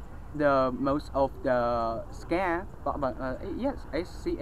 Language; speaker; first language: English; non-native, learner; Chinese